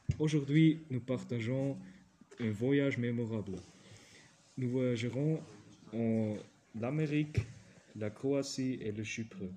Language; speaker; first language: French; non-native, learner; German